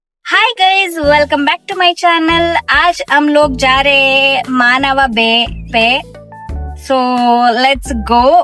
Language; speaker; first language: Hindi; non-native, local second language; Kannada